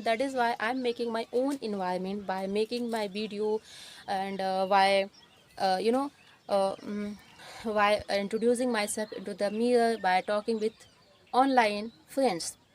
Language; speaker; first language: English; non-native, learner; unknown